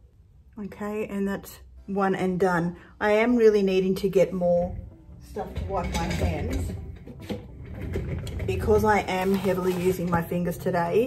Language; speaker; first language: English; native; English